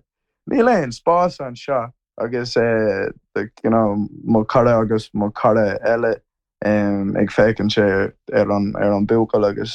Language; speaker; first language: Irish; non-native, learner; English